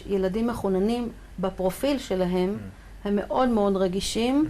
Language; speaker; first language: Hebrew; native; Hebrew